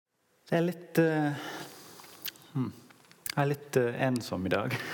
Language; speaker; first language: Norwegian; non-native, learner; English